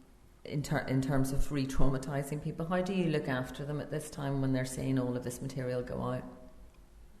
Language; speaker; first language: English; native; English